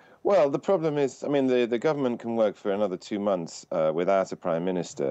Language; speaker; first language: English; native; English